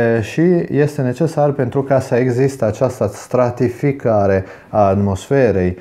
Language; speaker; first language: Romanian; non-native, fluent; Italian